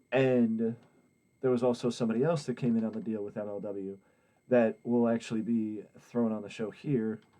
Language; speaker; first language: English; native; English